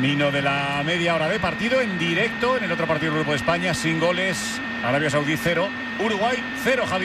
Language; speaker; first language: Spanish; native; Spanish